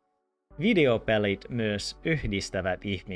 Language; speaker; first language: Finnish; non-native, learner; English